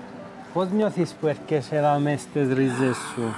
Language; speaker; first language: Greek; native; Greek